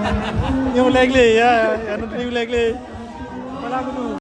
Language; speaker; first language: Indonesian; non-native, local second language; Achinese